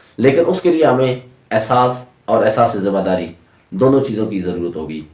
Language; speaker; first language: Urdu; non-native, local second language; Punjabi